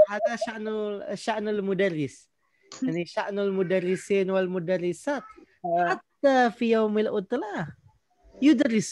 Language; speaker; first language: Arabic; non-native, fluent; Indonesian